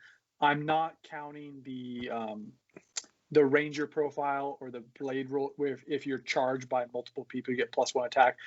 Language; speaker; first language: English; native; English